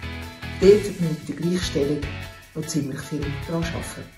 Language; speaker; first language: German; native; German